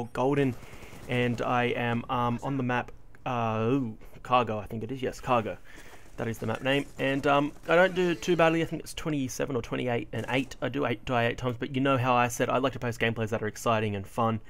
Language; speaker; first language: English; native; English